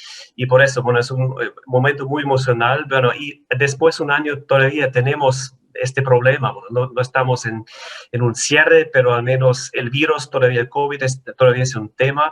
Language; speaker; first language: Spanish; non-native, fluent; German